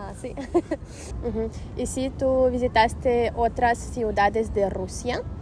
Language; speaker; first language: Spanish; non-native, fluent; Russian